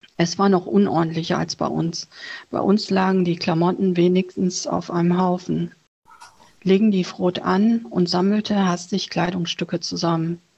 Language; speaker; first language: German; early bilingual, other home language; Chinese